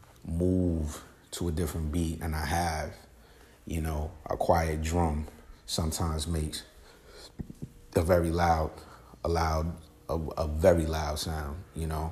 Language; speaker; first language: English; native; English